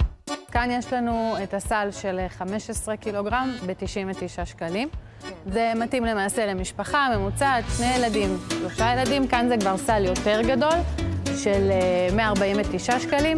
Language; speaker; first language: Hebrew; native; Hebrew